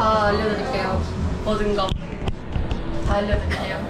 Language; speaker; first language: Korean; non-native, fluent; Japanese